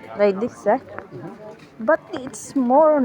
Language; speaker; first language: English; non-native, learner; Filipino